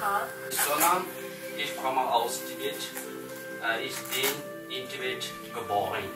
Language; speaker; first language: German; early bilingual, other home language; Tibetan